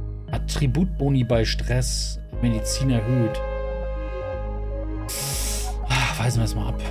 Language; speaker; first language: German; native; German